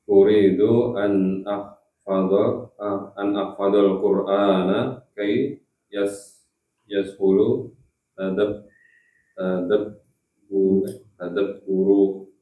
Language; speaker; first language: Arabic; non-native, learner; Indonesian